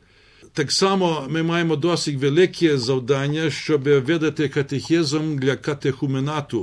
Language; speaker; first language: Ukrainian; early bilingual, heritage; Ukrainian